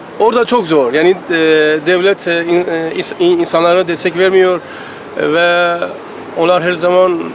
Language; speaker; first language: Turkish; non-native, learner; Persian